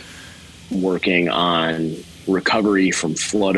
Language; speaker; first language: English; native; English